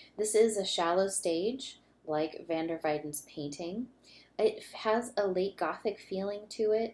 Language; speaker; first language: English; native; English